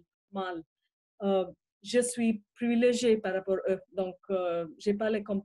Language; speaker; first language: French; non-native, fluent; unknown